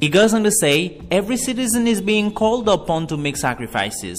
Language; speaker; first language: English; non-native, fluent; Haitian Creole